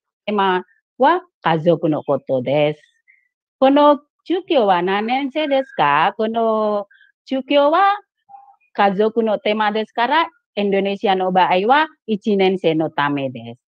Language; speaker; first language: Japanese; non-native, fluent; Indonesian